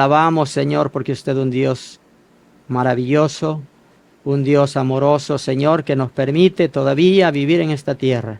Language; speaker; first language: Spanish; native; Spanish